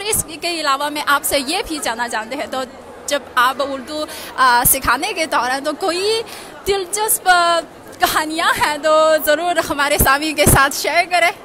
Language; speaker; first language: Hindi; non-native, learner; Chinese